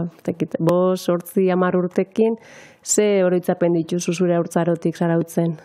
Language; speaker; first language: Basque; native; Basque